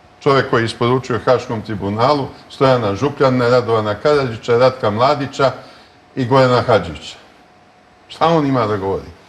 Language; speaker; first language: Bosnian; native; Bosnian